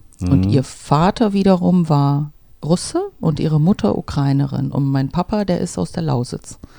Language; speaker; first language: German; native; German